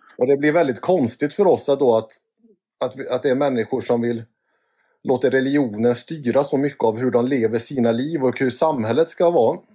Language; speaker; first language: Swedish; native; Swedish